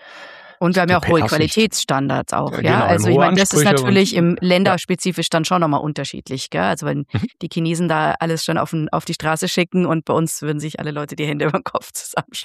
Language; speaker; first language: German; native; German